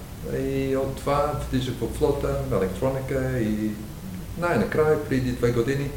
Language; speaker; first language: Bulgarian; non-native, learner; English